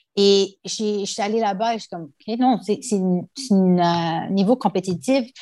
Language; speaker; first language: French; non-native, local second language; English